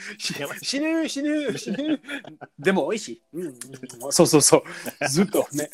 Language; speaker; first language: Japanese; non-native, learner; English